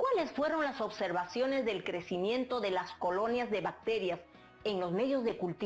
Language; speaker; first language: Spanish; native; Spanish